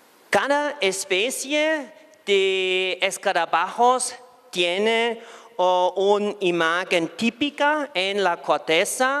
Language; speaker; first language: Spanish; non-native, fluent; German